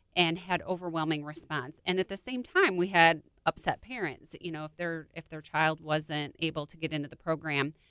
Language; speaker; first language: English; native; English